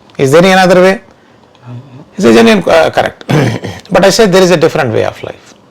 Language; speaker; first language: English; non-native, local second language; Telugu